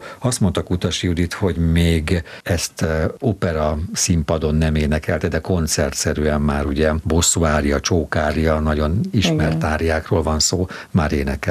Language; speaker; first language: Hungarian; native; Hungarian